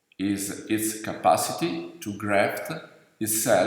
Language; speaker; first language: English; non-native, fluent; Italian